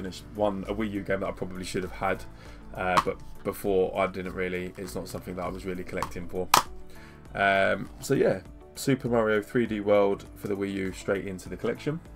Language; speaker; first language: English; native; English